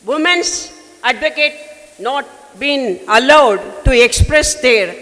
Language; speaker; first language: English; non-native, local second language; Tamil